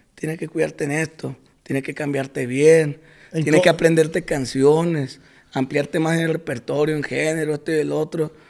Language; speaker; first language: Spanish; native; Spanish